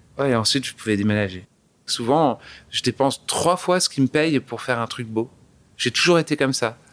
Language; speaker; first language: French; early bilingual, other home language; English